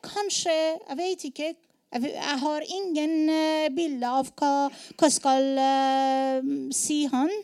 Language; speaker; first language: Norwegian; non-native, learner; Persian